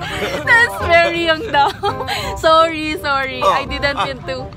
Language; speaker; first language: English; non-native, local second language; Filipino